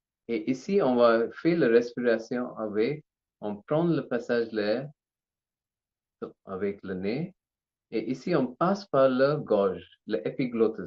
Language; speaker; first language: French; non-native, learner; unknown